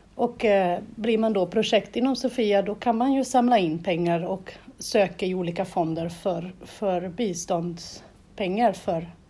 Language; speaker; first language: Swedish; non-native, fluent; Portuguese